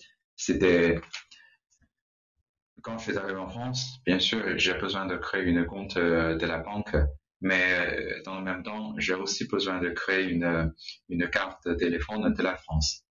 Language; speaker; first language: French; non-native, learner; Chinese